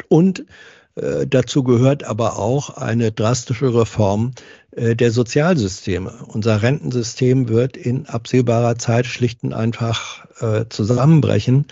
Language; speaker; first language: German; native; German